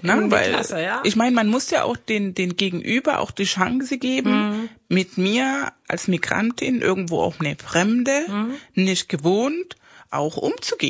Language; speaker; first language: German; non-native, fluent; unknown